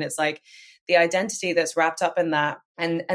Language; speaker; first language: English; native; English